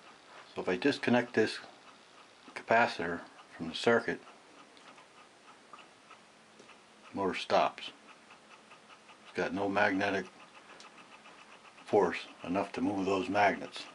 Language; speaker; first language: English; native; English